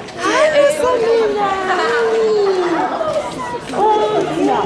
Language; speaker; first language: German; non-native, learner; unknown